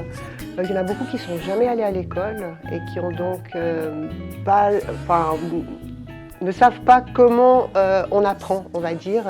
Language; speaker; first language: French; native; French